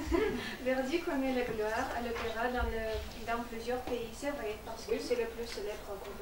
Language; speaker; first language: French; non-native, learner; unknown